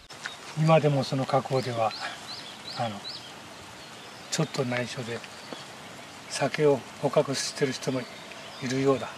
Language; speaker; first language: Japanese; native; Japanese